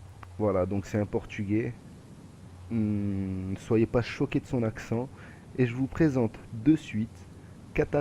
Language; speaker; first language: French; native; French